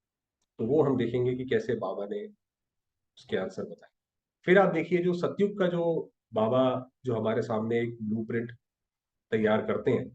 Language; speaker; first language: Hindi; native; Hindi